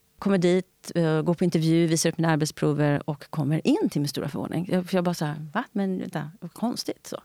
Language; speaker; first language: Swedish; native; Swedish